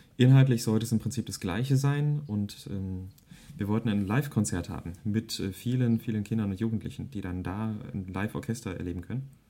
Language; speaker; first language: German; early bilingual, other home language; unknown